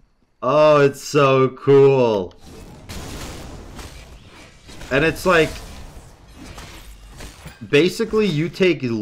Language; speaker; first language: English; native; English